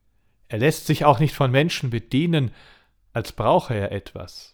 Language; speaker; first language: German; native; German